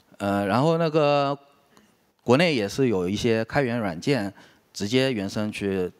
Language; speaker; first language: Chinese; native; Chinese